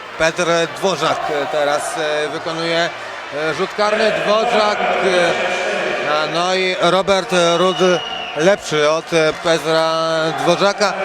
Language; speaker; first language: Polish; native; Polish